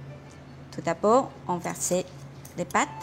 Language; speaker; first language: French; non-native, fluent; Chinese